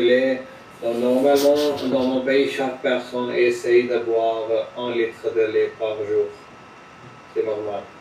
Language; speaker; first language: French; non-native, fluent; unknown